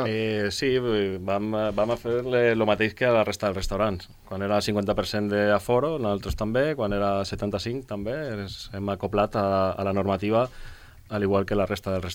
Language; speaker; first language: Catalan; non-native, local second language; Spanish